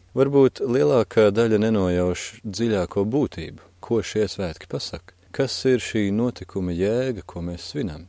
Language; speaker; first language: Latvian; native; Latvian